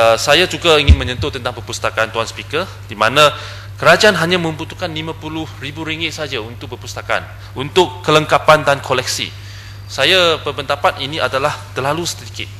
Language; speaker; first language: Malay; non-native, local second language; Chinese